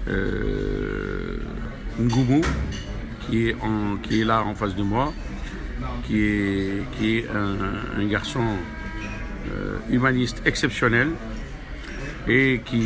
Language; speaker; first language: French; non-native, local second language; Arabic